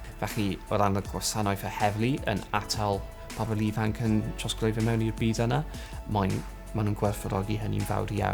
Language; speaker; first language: Welsh; non-native, local second language; English